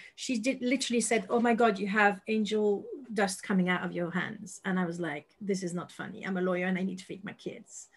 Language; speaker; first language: English; non-native, fluent; French